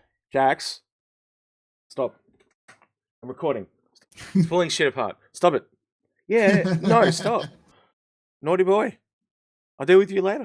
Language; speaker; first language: English; native; English